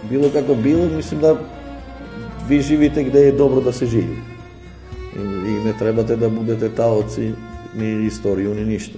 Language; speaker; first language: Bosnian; non-native, local second language; Albanian